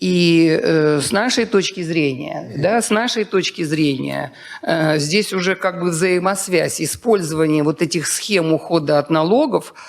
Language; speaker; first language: Russian; native; Russian